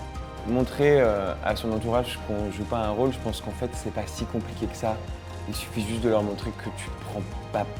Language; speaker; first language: French; native; French